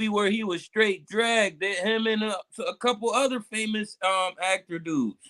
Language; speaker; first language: English; native; English